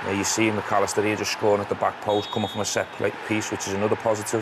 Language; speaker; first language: English; native; English